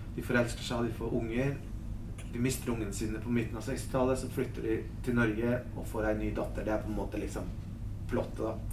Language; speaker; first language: Norwegian; early bilingual, other home language; Spanish